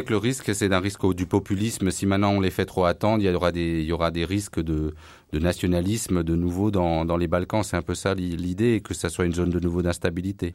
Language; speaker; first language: French; native; French